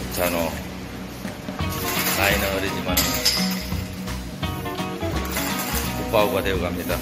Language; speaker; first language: Korean; native; Korean